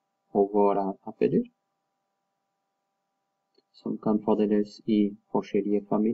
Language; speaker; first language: Norwegian; non-native, fluent; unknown